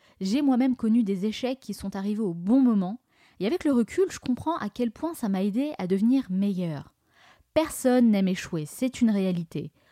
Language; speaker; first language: French; native; French